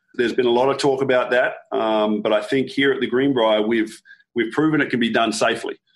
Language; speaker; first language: English; native; English